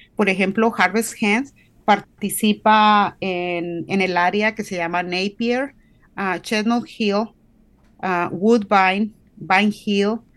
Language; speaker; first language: Spanish; native; Spanish